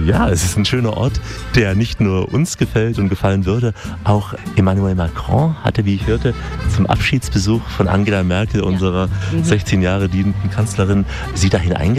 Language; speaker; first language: German; native; German